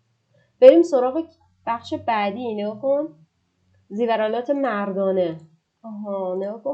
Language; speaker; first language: Persian; native; Persian